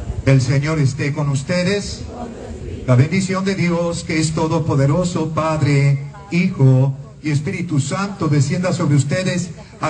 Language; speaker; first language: Spanish; native; Spanish